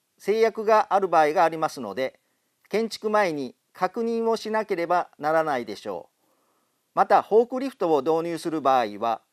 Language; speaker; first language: Japanese; native; Japanese